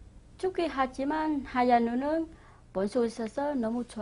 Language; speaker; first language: Korean; non-native, learner; Vietnamese